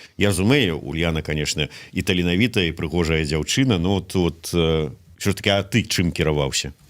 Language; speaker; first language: Belarusian; non-native, local second language; Russian